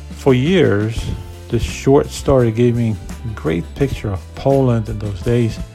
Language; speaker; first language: English; non-native, fluent; Polish